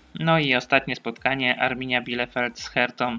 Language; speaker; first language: Polish; native; Polish